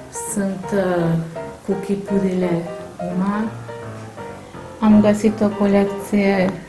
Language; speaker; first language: Romanian; non-native, local second language; Hungarian